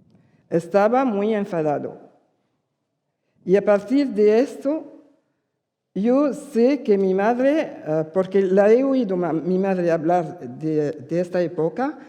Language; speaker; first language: Spanish; early bilingual, heritage; Spanish